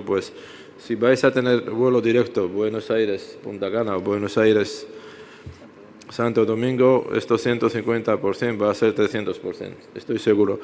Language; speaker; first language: Spanish; non-native, fluent; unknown